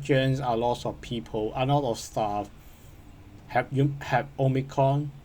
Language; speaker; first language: English; non-native, learner; Cantonese